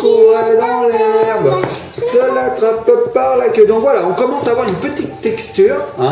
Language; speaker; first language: French; native; French